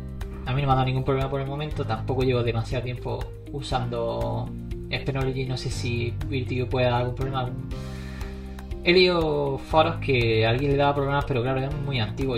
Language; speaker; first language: Spanish; native; Spanish